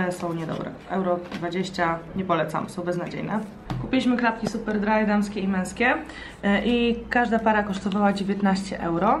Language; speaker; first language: Polish; native; Polish